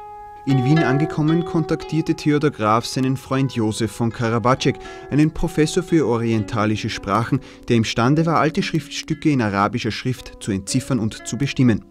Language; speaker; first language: German; native; German